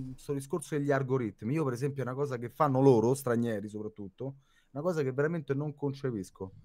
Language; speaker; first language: Italian; native; Italian